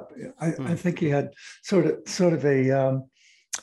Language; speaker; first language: English; native; English